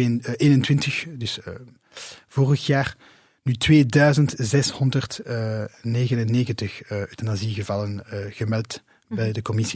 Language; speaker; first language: Dutch; non-native, local second language; French